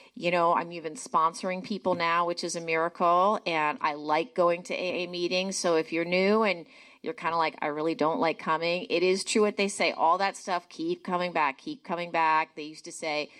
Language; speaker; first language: English; native; English